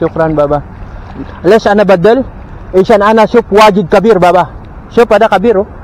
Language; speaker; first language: Arabic; non-native, learner; Filipino